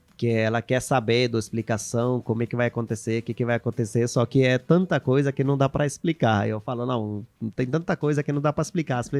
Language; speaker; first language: Portuguese; non-native, fluent; Hindi